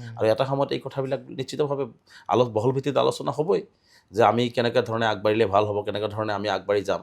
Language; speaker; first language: Assamese; non-native, local second language; Bangla